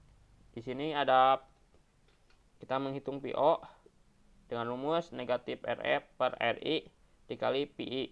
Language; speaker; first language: Indonesian; native; Indonesian